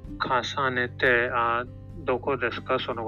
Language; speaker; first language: Japanese; non-native, learner; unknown